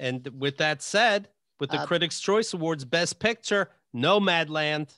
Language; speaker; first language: English; native; English